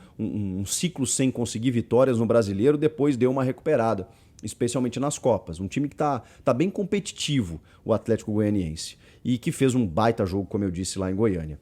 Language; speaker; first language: Portuguese; native; Portuguese